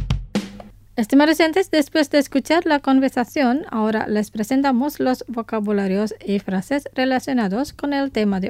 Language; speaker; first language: Spanish; non-native, fluent; Indonesian